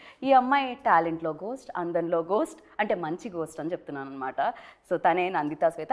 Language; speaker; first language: Telugu; native; Telugu